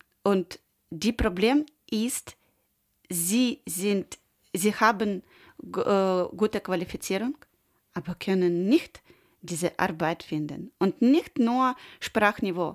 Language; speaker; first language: German; non-native, learner; Ukrainian